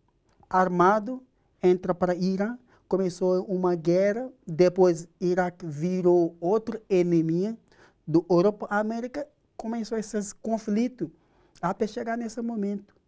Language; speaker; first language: Portuguese; non-native, learner; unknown